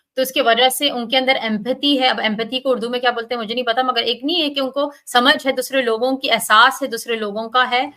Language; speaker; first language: Urdu; native; Urdu